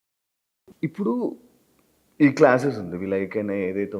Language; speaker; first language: Telugu; native; Telugu